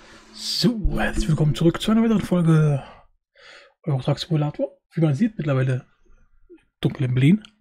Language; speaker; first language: German; native; German